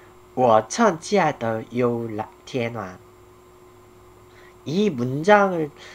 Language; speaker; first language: Chinese; non-native, learner; Korean